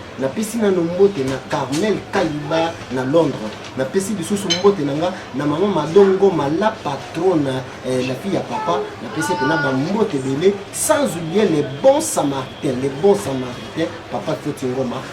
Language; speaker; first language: Lingala; non-native, local second language; Luba-Lulua